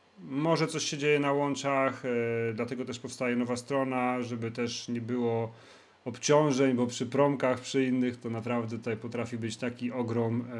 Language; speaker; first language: Polish; native; Polish